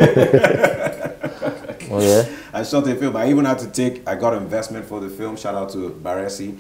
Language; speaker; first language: English; non-native, local second language; Igbo